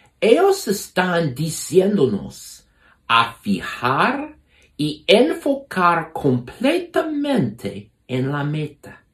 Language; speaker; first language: Spanish; non-native, fluent; English